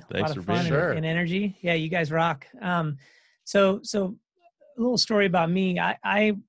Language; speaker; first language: English; native; English